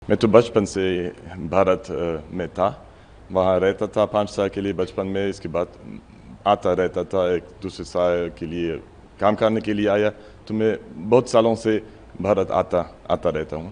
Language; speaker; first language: Hindi; non-native, learner; German